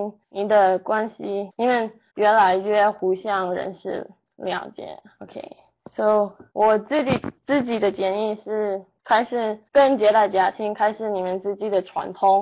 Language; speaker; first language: Chinese; early bilingual, heritage; Chinese